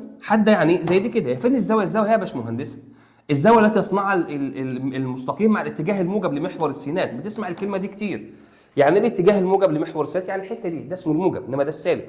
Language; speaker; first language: Arabic; native; Arabic